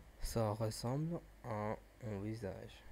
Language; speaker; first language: French; non-native, learner; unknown